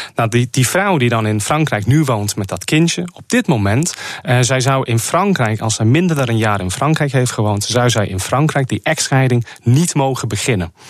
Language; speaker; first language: Dutch; non-native, fluent; English